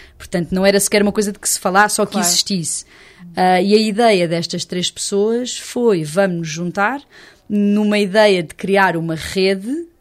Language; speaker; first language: Portuguese; native; Portuguese